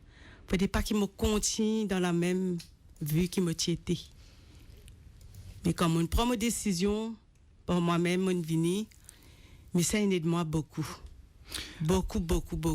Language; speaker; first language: French; non-native, local second language; Morisyen